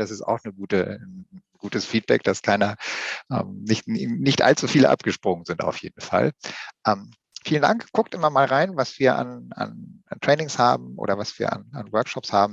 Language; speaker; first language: German; native; German